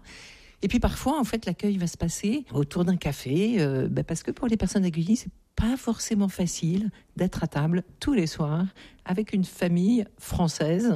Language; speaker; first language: French; native; French